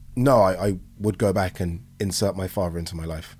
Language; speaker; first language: English; native; English